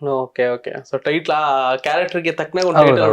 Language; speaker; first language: Kannada; native; Kannada